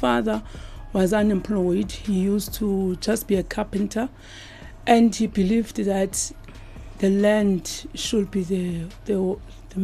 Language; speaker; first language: English; non-native, local second language; Xhosa